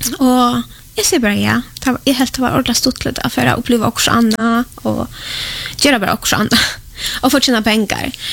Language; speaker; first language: Swedish; non-native, fluent; Polish